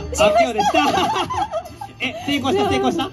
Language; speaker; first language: Japanese; native; Japanese